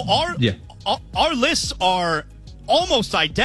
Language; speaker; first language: English; native; English